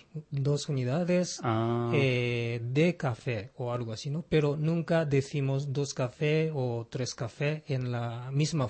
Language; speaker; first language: Spanish; non-native, fluent; Japanese